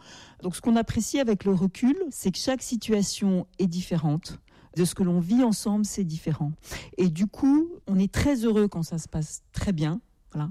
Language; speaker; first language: French; native; French